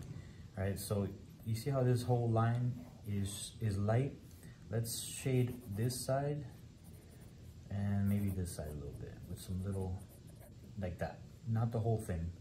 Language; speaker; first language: English; native; English